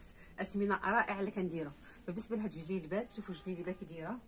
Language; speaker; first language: Arabic; native; Arabic